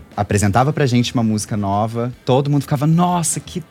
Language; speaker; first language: Portuguese; native; Portuguese